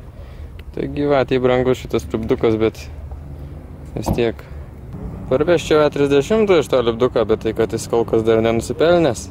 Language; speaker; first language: Lithuanian; native; Lithuanian